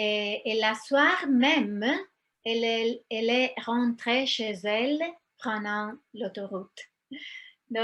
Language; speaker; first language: French; non-native, fluent; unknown